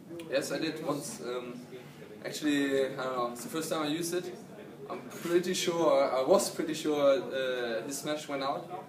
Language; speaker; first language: English; non-native, fluent; German